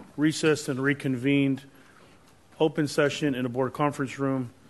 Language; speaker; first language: English; native; English